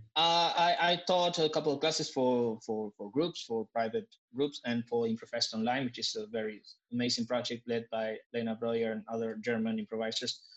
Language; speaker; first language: English; non-native, fluent; Spanish